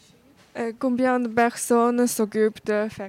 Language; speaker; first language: French; non-native, learner; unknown